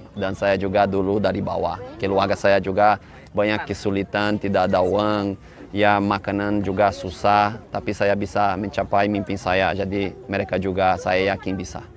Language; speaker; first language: Indonesian; non-native, fluent; Portuguese